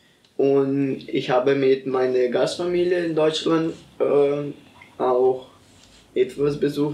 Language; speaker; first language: German; non-native, learner; Portuguese